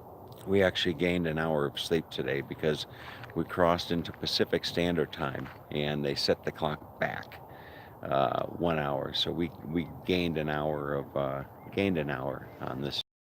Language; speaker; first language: English; native; English